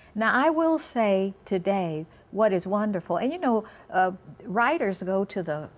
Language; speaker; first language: English; native; English